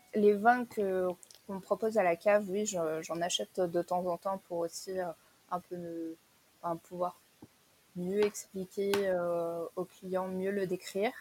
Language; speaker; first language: French; native; French